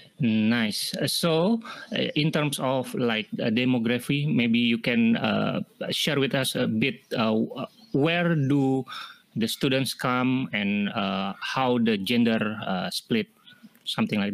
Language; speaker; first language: English; non-native, fluent; Indonesian